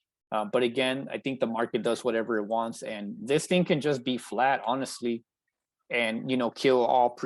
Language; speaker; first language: English; native; English